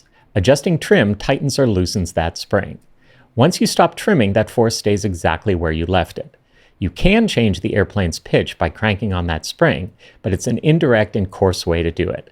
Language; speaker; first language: English; native; English